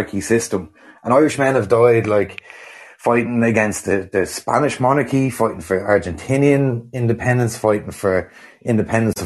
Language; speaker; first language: English; native; English